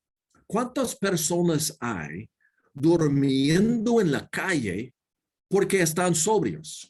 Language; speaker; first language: Spanish; non-native, learner; English